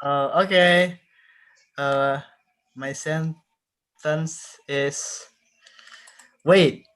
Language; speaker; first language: English; non-native, learner; Indonesian